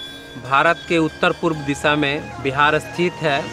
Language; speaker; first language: Hindi; native; Hindi